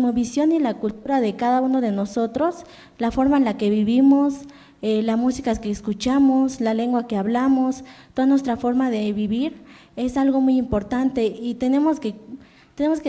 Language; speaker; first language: Spanish; non-native, local second language; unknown